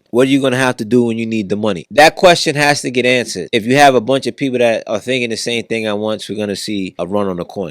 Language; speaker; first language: English; native; English